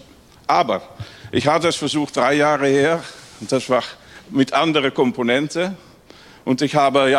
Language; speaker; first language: German; non-native, learner; Dutch